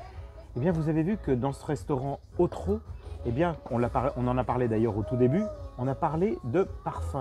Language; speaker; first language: French; native; French